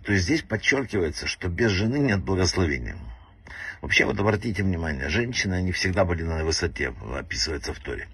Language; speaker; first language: Russian; native; Russian